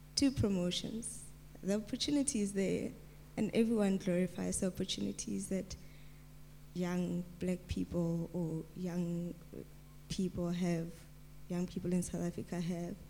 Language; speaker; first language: English; non-native, local second language; Tswana